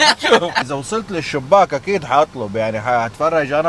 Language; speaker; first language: Arabic; native; Arabic